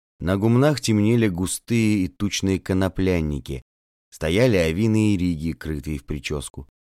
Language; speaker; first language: Russian; native; Russian